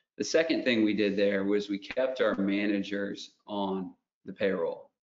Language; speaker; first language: English; native; English